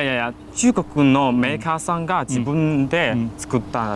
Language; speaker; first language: Japanese; non-native, learner; Chinese